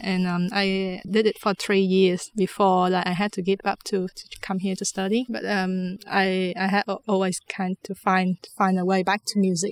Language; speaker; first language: English; non-native, fluent; Vietnamese